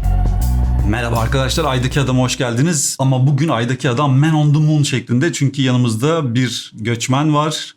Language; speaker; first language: Turkish; native; Turkish